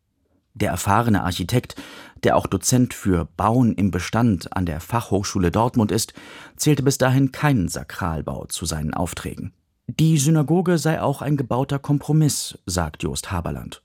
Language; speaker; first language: German; native; German